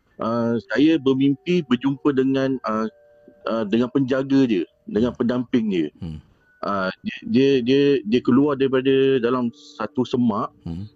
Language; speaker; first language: Malay; native; Malay